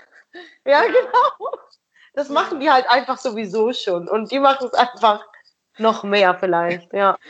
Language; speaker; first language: German; native; German